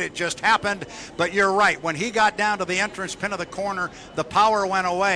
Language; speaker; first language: English; native; English